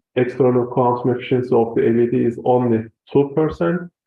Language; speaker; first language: English; non-native, fluent; Turkish